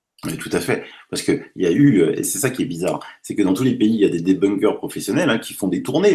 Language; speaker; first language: French; native; French